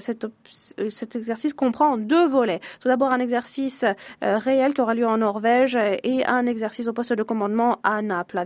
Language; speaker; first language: French; native; French